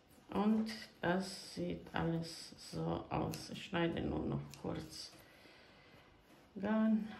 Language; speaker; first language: German; non-native, fluent; Croatian